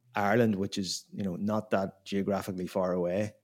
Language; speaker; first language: English; native; English